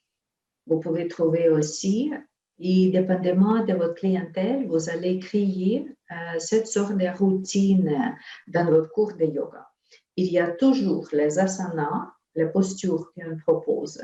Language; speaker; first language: French; non-native, fluent; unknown